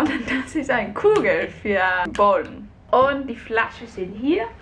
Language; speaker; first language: German; non-native, fluent; Cantonese